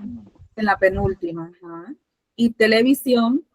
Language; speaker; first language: Spanish; native; Spanish